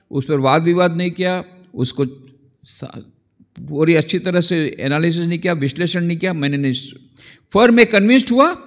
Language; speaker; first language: Hindi; non-native, local second language; Gujarati